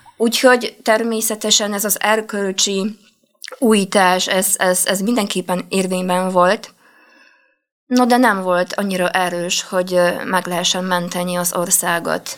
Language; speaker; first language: Hungarian; non-native, fluent; Polish